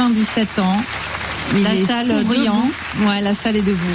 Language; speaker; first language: French; native; French